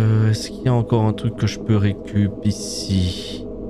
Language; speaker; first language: French; native; French